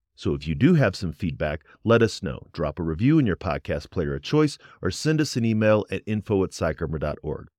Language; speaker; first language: English; native; English